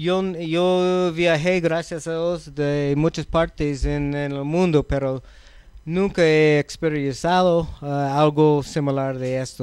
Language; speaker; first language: Spanish; non-native, learner; English